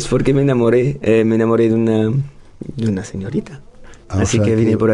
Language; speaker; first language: Spanish; non-native, fluent; French